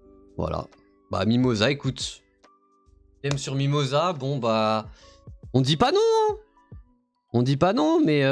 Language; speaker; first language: French; native; French